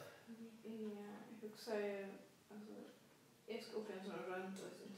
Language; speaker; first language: Danish; non-native, local second language; Faroese